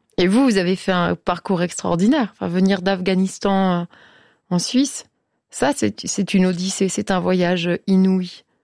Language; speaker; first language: French; native; French